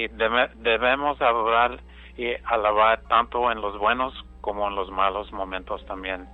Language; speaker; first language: Spanish; early bilingual, heritage; English